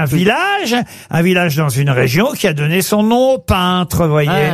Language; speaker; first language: French; native; French